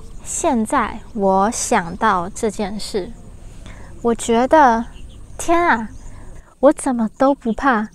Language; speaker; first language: Chinese; non-native, learner; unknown